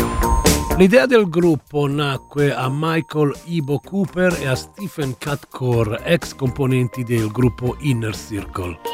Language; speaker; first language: Italian; native; Italian